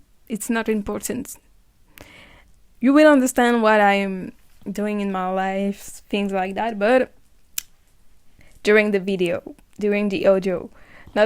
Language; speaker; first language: English; non-native, learner; French